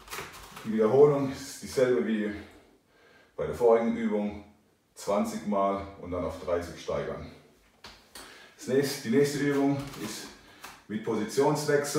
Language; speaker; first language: German; native; German